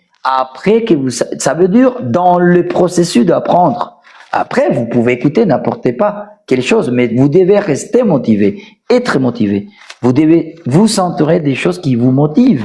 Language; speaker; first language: French; non-native, fluent; Spanish